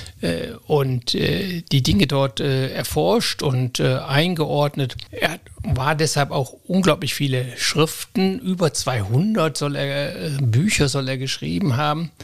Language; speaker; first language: German; native; German